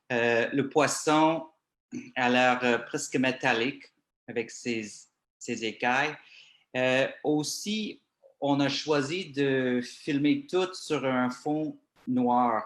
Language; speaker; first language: French; non-native, local second language; English